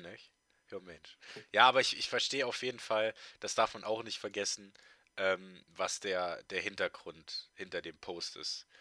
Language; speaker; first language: German; native; German